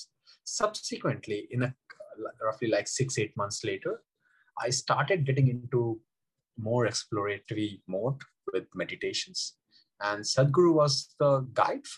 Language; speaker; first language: English; non-native, local second language; Hindi